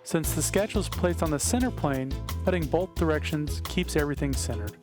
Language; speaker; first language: English; native; English